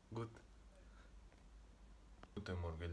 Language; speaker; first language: German; non-native, learner; Russian